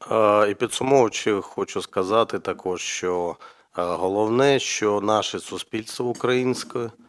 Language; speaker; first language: Ukrainian; native; Ukrainian